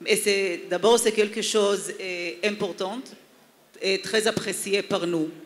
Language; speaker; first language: French; non-native, fluent; Hebrew